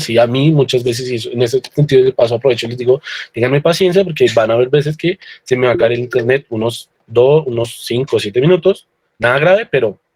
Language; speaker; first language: Spanish; native; Spanish